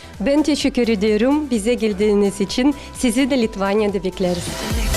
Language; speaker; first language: Turkish; non-native, fluent; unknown